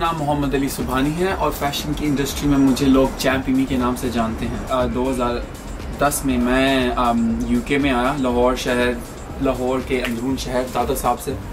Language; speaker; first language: Urdu; non-native, local second language; Punjabi